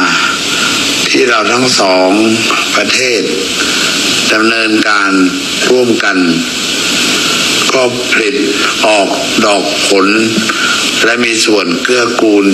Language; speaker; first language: Thai; native; Thai